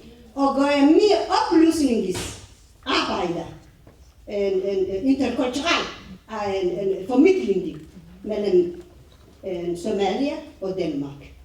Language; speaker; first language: Danish; non-native, fluent; Somali